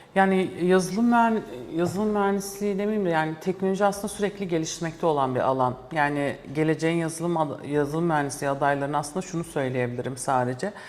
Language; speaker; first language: Turkish; early bilingual, heritage; Turkish